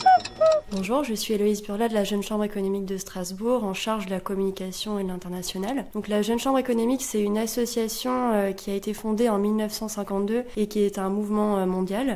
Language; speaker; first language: French; native; French